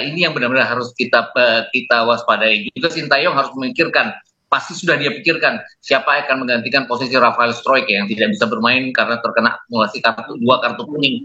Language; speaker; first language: Indonesian; native; Indonesian